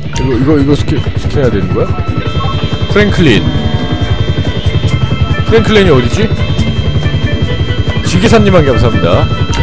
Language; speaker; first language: Korean; native; Korean